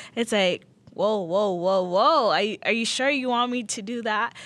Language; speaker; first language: English; early bilingual, other home language; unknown